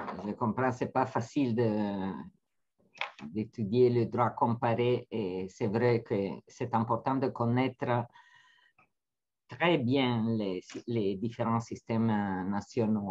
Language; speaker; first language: French; non-native, fluent; Italian